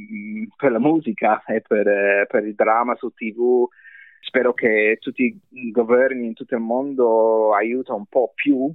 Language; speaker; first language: Italian; non-native, fluent; English